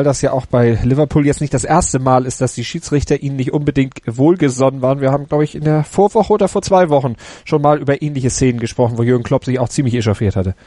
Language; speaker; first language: German; native; German